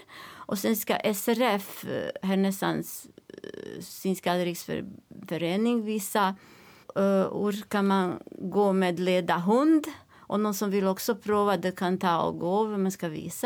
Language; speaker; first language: Swedish; non-native, learner; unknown